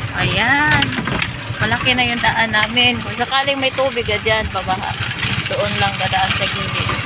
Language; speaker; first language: Filipino; non-native, local second language; Cebuano